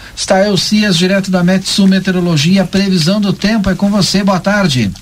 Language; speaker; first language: Portuguese; native; Portuguese